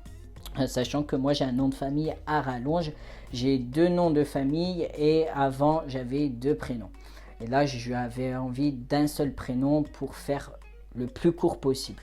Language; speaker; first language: French; native; French